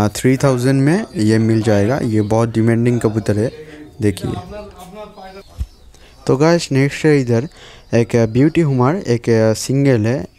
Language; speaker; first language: Hindi; non-native, local second language; Bangla